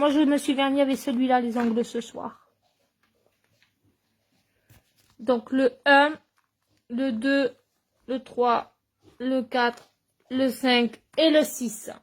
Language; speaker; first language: French; native; French